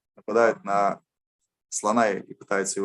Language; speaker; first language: Russian; native; Russian